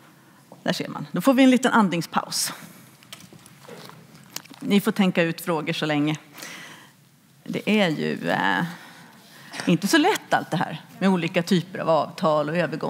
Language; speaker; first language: Swedish; native; Swedish